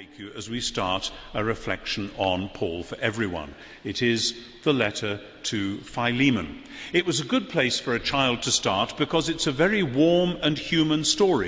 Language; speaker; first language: English; native; English